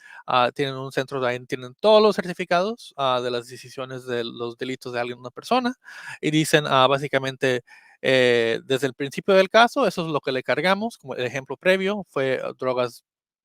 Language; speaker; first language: Spanish; early bilingual, heritage; Spanish